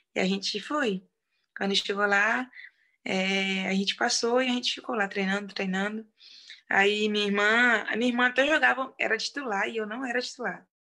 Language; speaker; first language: Portuguese; native; Portuguese